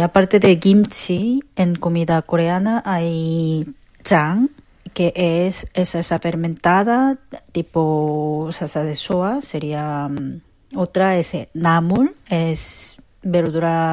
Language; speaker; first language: Spanish; non-native, fluent; Korean